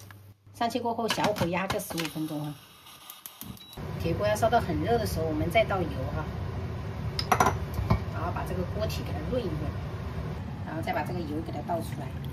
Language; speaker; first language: Chinese; native; Chinese